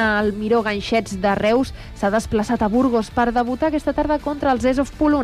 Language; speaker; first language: Catalan; native; Catalan